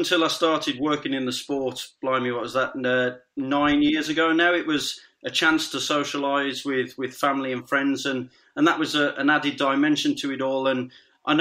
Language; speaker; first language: English; native; English